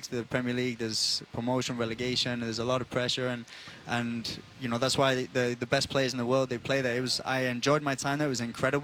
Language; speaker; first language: English; native; English